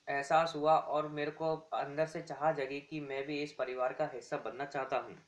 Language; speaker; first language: Hindi; native; Hindi